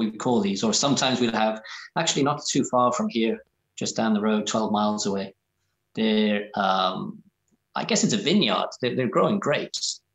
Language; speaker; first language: English; native; English